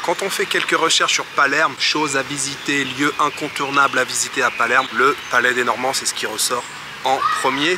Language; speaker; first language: French; native; French